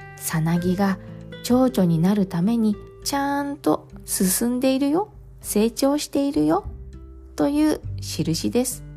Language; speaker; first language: Japanese; native; Japanese